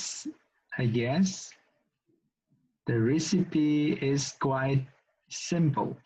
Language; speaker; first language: English; non-native, local second language; Indonesian